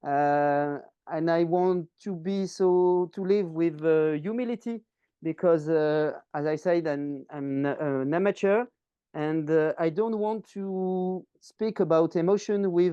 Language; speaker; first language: English; non-native, learner; French